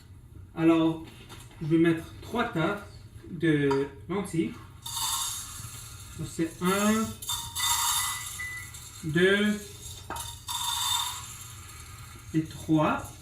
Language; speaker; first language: French; non-native, local second language; English